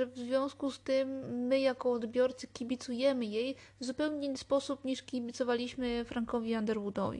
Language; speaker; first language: Polish; native; Polish